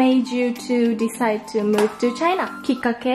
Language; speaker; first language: English; non-native, learner; Japanese